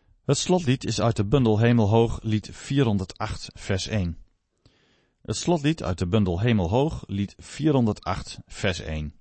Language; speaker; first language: Dutch; native; Dutch